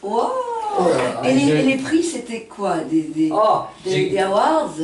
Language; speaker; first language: French; native; French